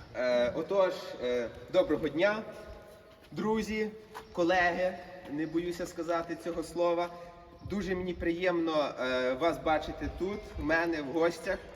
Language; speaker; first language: Ukrainian; native; Ukrainian